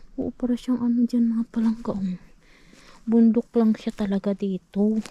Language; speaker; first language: Filipino; non-native, local second language; Cebuano